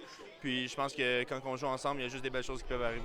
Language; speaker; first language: French; native; French